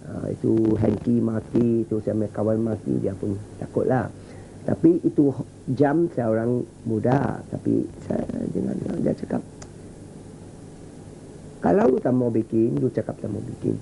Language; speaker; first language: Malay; non-native, local second language; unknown